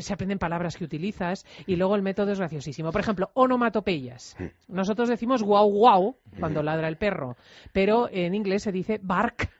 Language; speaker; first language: Spanish; native; Spanish